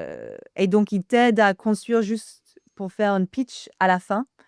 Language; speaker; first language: French; non-native, fluent; English